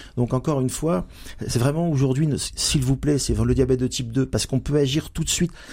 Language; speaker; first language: French; native; French